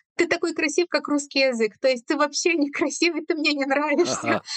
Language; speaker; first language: Russian; non-native, fluent; Romanian